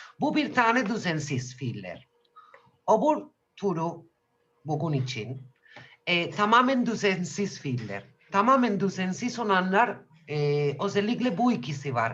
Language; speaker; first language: Turkish; non-native, fluent; Spanish